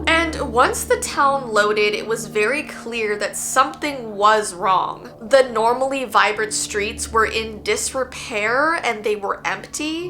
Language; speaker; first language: English; native; English